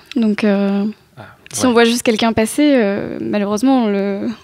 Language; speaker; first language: French; native; French